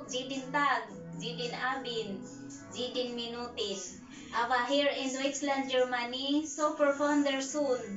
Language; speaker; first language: German; non-native, learner; Cebuano